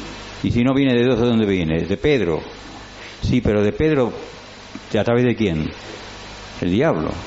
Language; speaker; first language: Spanish; native; Spanish